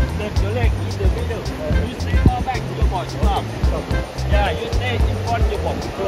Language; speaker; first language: English; non-native, learner; Thai